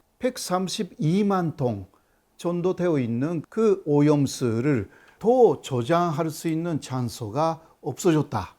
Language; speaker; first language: Korean; non-native, fluent; Japanese